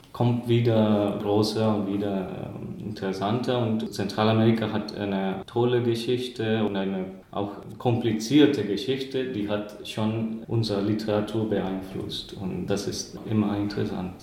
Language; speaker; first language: German; non-native, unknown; Spanish